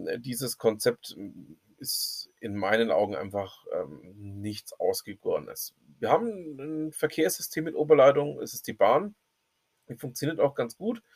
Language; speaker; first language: German; native; German